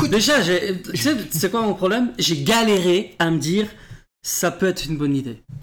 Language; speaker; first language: French; early bilingual, other home language; Portuguese